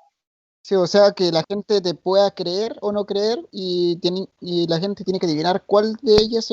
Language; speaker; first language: Spanish; native; Spanish